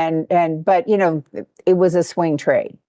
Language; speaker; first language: English; native; English